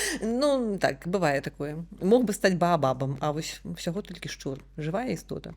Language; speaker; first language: Belarusian; non-native, local second language; Russian